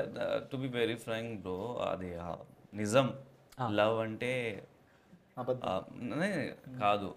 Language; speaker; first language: Telugu; non-native, local second language; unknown